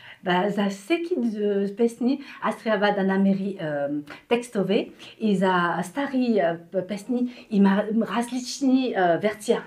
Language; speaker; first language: Bulgarian; non-native, learner; French